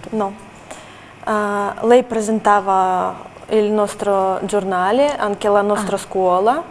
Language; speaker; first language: Italian; non-native, fluent; Russian